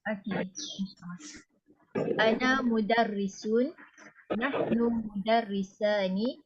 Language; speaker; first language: Arabic; non-native, learner; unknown